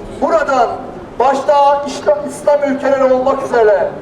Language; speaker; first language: Turkish; native; Turkish